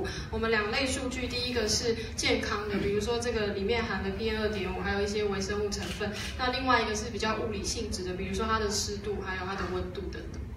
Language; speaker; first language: Chinese; native; Chinese